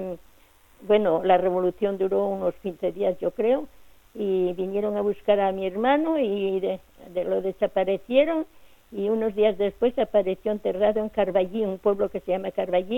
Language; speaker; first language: Spanish; native; Spanish